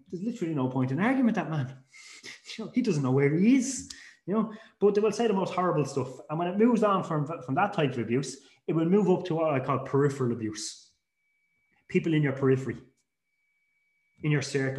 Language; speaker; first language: English; native; English